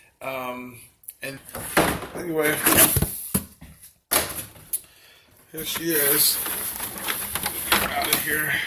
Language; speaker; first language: English; native; English